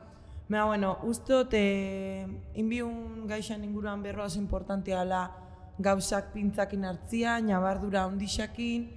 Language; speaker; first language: Basque; native; Basque